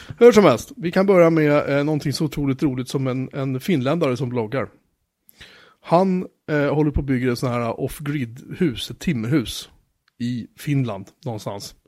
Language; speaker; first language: Swedish; native; Swedish